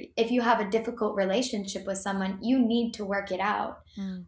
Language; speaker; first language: English; native; English